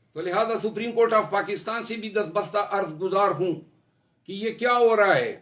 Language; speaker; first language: Urdu; non-native, local second language; Pashto